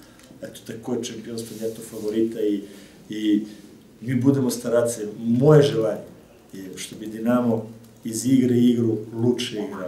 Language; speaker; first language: Russian; non-native, learner; Serbian